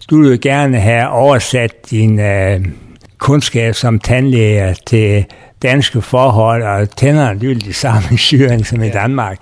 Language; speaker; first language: Danish; native; Danish